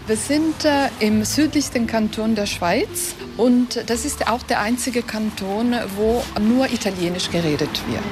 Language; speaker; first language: German; non-native, local second language; Italian